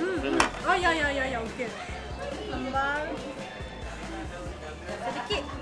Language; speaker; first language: Indonesian; non-native, learner; Japanese